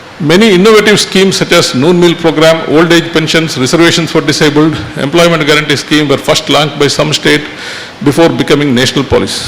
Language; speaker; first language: English; non-native, local second language; Tamil